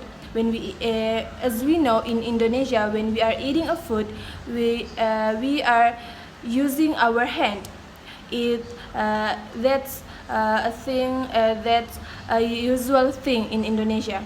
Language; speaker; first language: English; non-native, learner; Indonesian